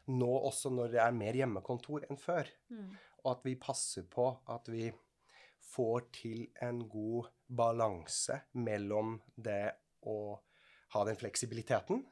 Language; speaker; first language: Norwegian; non-native, fluent; Swiss German